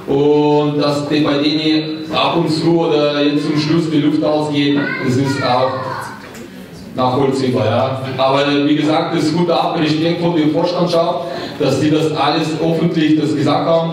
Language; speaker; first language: German; non-native, fluent; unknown